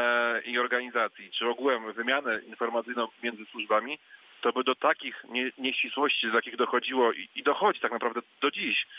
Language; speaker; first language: Polish; native; Polish